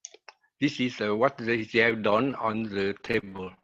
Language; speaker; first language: English; non-native, learner; Vietnamese